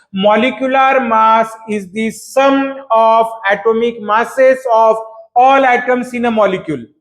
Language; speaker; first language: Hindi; non-native, local second language; Marathi